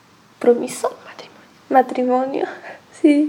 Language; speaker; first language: Spanish; non-native, learner; Chinese